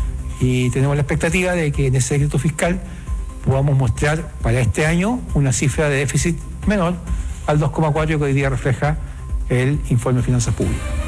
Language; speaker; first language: Spanish; native; Spanish